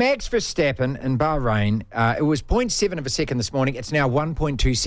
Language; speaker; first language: English; native; English